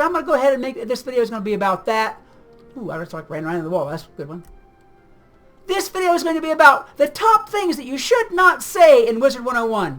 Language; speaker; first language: English; native; English